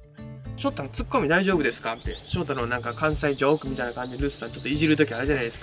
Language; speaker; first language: Japanese; native; Japanese